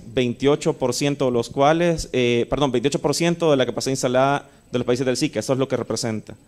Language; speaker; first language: Spanish; native; Spanish